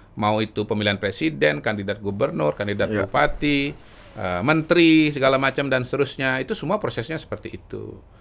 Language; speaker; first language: Indonesian; native; Indonesian